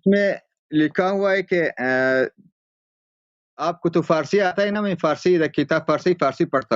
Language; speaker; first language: Urdu; non-native, fluent; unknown